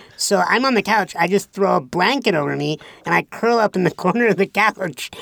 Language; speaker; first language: English; native; English